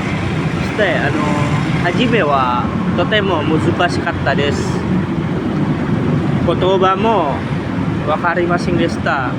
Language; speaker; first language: Japanese; non-native, learner; Indonesian